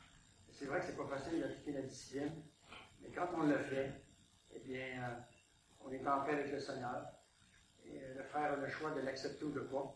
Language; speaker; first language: French; native; French